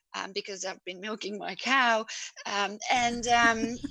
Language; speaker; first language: English; non-native, fluent; Dutch